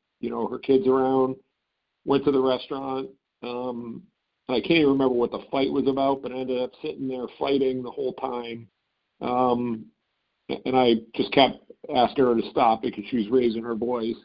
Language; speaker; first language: English; native; English